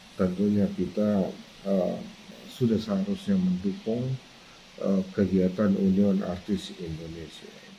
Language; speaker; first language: Indonesian; non-native, local second language; Batak Toba